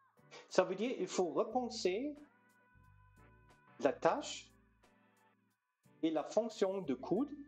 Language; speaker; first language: French; non-native, fluent; German